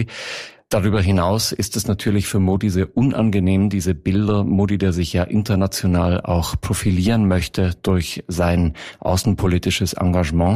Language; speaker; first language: German; native; German